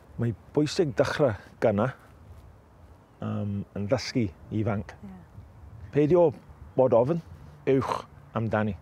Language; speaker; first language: Welsh; non-native, learner; English